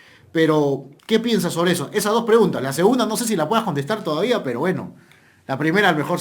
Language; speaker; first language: Spanish; native; Spanish